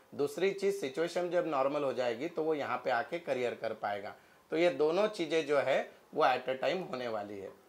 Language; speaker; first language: Hindi; non-native, local second language; Marathi